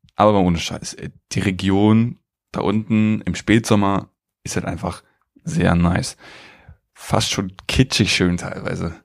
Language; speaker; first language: German; native; German